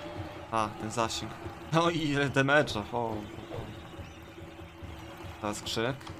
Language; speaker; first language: Polish; native; Polish